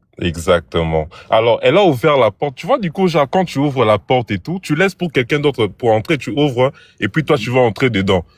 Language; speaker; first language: French; non-native, local second language; Lingala